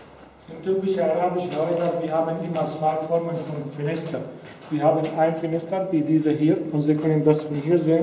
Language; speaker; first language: German; non-native, fluent; Arabic